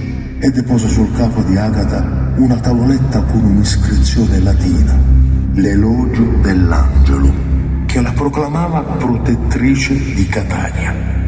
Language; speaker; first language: Italian; native; Italian